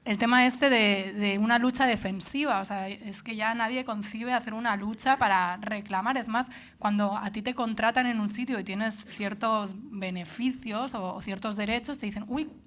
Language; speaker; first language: Spanish; non-native, local second language; Catalan